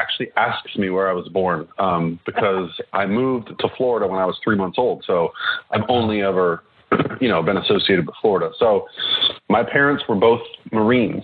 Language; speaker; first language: English; native; English